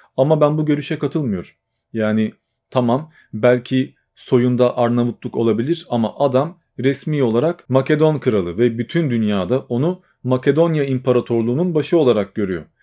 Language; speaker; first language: Turkish; native; Turkish